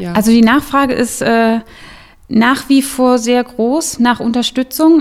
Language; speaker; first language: German; native; German